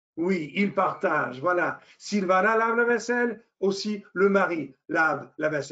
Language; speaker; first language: French; non-native, fluent; English